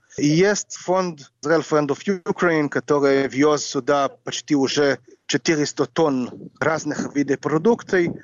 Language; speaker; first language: Russian; non-native, fluent; Hebrew